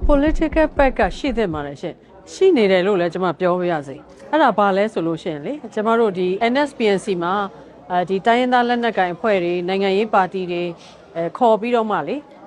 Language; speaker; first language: Burmese; native; Burmese